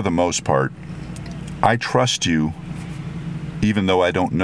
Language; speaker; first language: English; non-native, fluent; French